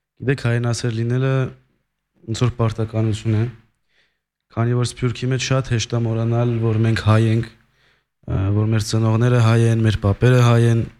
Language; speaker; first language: Armenian; native; Armenian